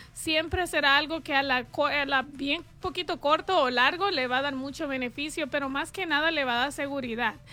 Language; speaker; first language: Spanish; native; Spanish